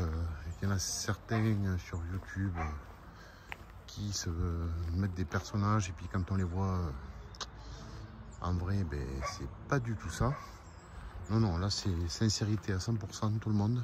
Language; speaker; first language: French; native; French